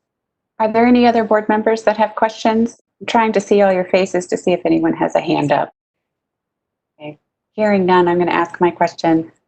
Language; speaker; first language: English; native; English